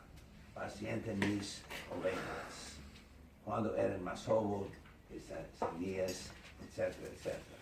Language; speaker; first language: Spanish; non-native, learner; English